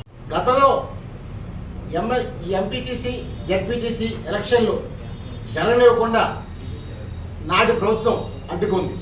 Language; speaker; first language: Telugu; native; Telugu